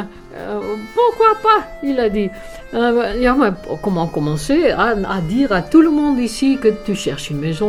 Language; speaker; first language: French; non-native, fluent; Dutch